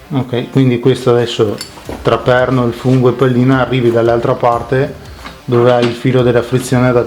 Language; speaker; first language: Italian; native; Italian